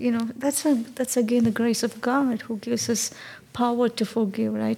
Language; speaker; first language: English; non-native, local second language; Malayalam